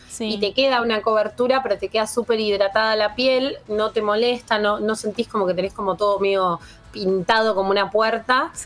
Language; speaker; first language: Spanish; native; Spanish